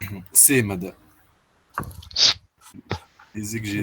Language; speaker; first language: French; non-native, local second language; Arabic